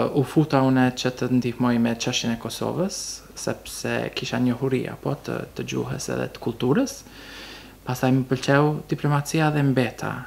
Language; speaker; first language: Albanian; early bilingual, heritage; Albanian